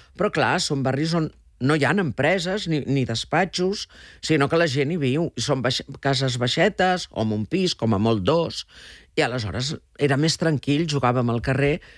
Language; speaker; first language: Catalan; early bilingual, heritage; Catalan